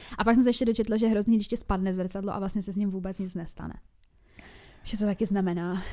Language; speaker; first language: Czech; native; Czech